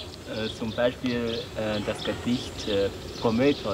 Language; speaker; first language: German; non-native, learner; Chinese